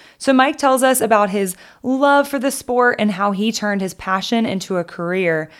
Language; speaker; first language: English; native; English